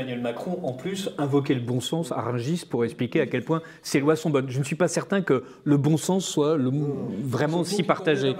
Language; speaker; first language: French; native; French